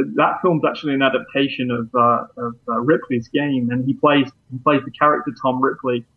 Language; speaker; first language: English; native; English